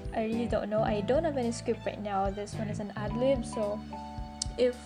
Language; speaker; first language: English; non-native, local second language; Cebuano